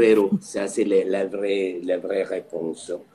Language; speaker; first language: French; non-native, fluent; Spanish